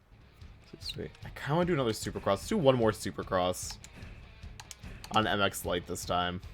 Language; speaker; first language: English; native; English